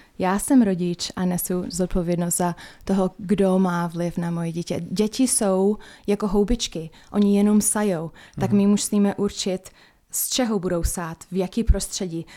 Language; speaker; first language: Czech; non-native, fluent; English